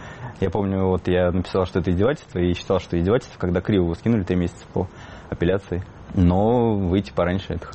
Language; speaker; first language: Russian; native; Russian